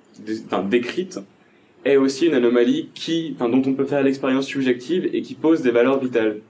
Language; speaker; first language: French; native; French